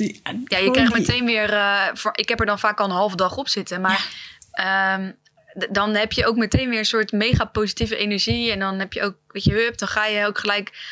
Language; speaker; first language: Dutch; native; Dutch